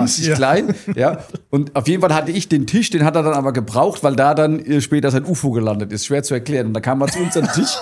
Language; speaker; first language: German; native; German